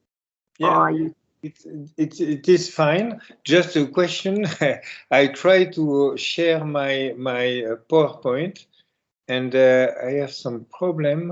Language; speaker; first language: English; non-native, learner; French